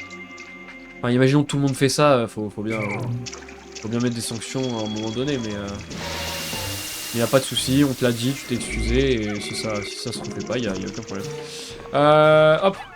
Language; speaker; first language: French; native; French